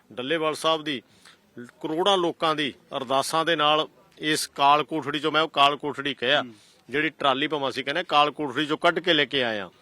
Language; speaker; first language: Punjabi; native; Punjabi